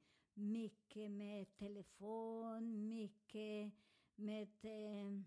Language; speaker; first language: Swedish; non-native, learner; Spanish